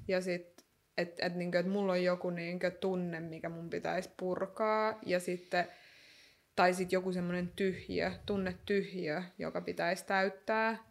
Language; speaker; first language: Finnish; native; Finnish